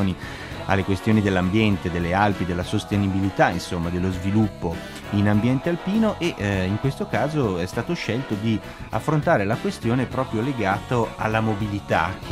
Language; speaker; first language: Italian; native; Italian